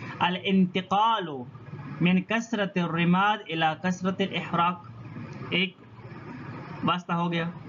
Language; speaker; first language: Urdu; non-native, local second language; Pashto